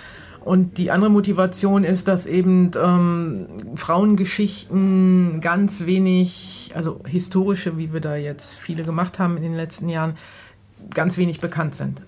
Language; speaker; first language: German; native; German